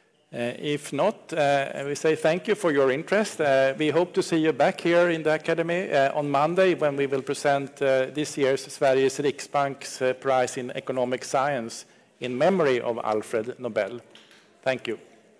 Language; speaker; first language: English; non-native, fluent; Swedish